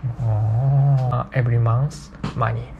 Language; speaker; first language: English; non-native, learner; Japanese